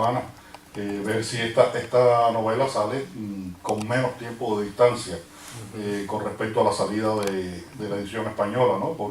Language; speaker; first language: Spanish; native; Spanish